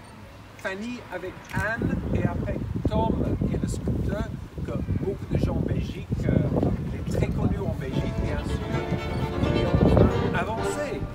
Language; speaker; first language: French; non-native, fluent; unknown